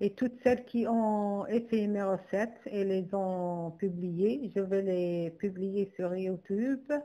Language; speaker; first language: French; non-native, local second language; Arabic